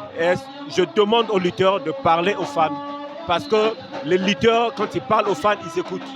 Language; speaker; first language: French; non-native, local second language; Lingala